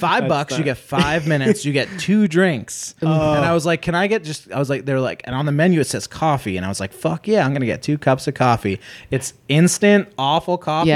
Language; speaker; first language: English; native; English